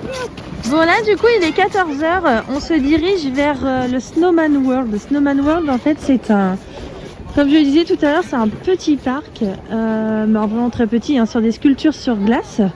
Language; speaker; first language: French; native; French